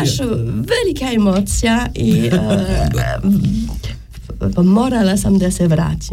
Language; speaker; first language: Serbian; non-native, learner; French